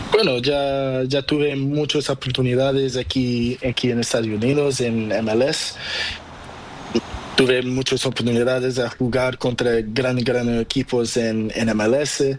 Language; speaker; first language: Spanish; non-native, learner; Portuguese